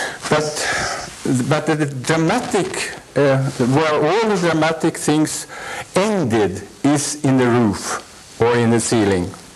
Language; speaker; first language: English; non-native, fluent; Norwegian